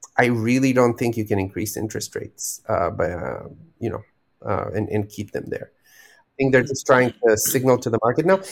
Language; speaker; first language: English; non-native, fluent; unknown